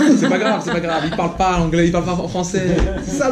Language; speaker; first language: French; native; French